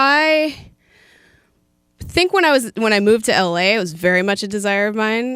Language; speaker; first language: English; native; English